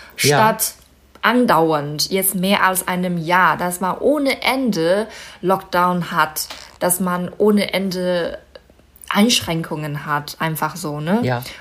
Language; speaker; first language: German; non-native, fluent; Chinese